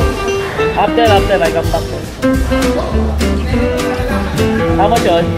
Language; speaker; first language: English; non-native, local second language; Filipino